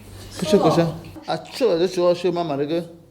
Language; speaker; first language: Chinese; non-native, learner; French